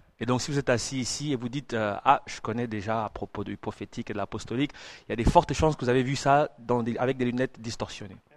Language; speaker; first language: French; non-native, fluent; English